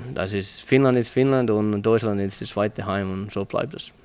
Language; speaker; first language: German; non-native, learner; Finnish